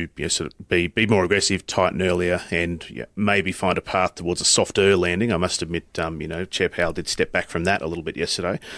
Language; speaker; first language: English; native; English